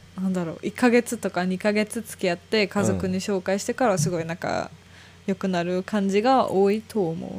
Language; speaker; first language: Japanese; non-native, fluent; German